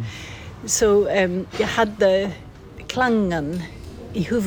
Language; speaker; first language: Swedish; non-native, fluent; English